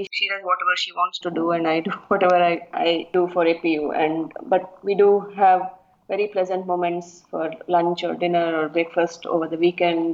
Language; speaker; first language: English; non-native, local second language; Kannada